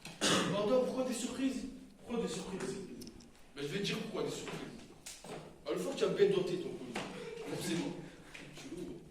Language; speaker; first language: French; native; French